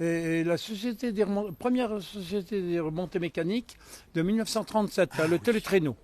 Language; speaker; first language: French; native; French